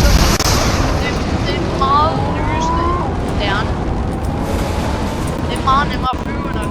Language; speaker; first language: Danish; native; Danish